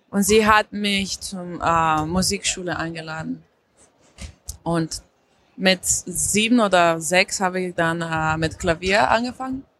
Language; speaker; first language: German; non-native, fluent; Slovenian